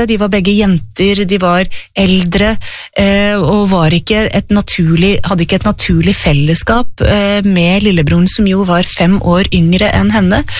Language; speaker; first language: Norwegian; native; Norwegian